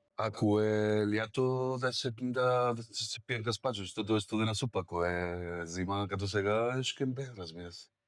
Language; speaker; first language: Bulgarian; non-native, learner; Spanish